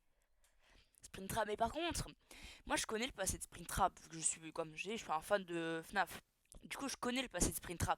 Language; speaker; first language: French; native; French